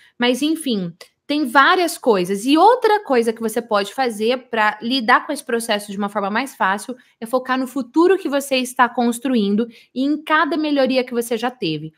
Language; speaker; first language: Portuguese; native; Portuguese